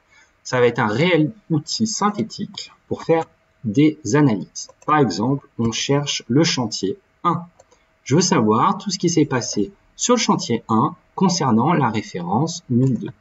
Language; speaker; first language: French; native; French